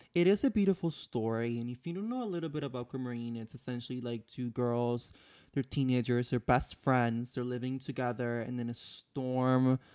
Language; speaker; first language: English; non-native, fluent; Spanish